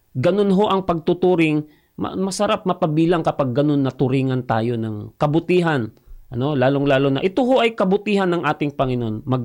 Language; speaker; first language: Filipino; non-native, local second language; Cebuano